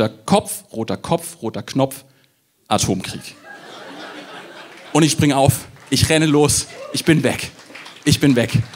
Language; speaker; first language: German; native; German